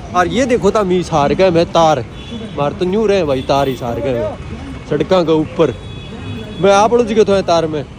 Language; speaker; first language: Hindi; native; Hindi